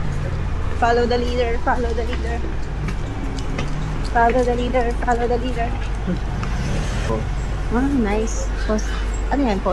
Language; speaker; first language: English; non-native, local second language; Filipino